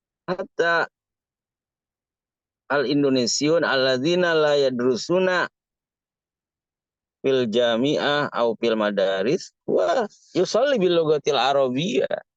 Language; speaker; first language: Arabic; non-native, fluent; Indonesian